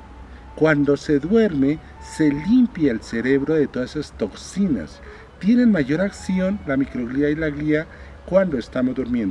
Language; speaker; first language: Spanish; native; Spanish